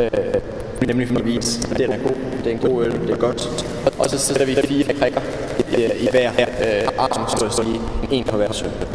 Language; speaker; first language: Danish; native; Danish